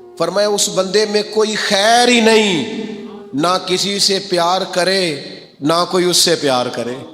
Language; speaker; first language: Urdu; non-native, local second language; Punjabi